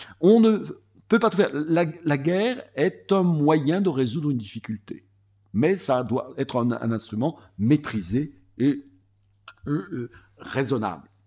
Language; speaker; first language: French; native; French